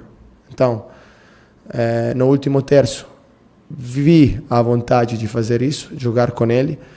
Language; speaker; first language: Portuguese; non-native, fluent; Italian